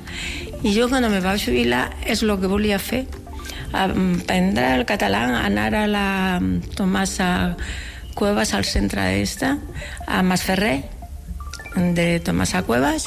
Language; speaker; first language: Catalan; non-native, local second language; Galician